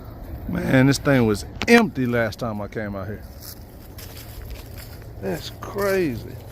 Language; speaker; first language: English; native; English